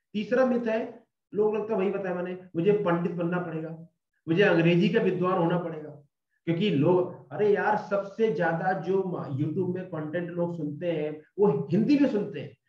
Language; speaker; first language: Hindi; native; Hindi